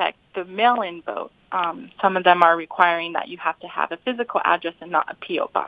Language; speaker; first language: English; native; English